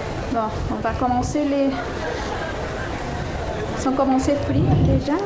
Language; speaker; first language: French; non-native, fluent; Spanish